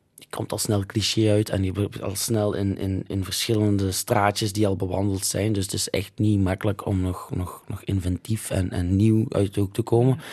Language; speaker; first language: Dutch; native; Dutch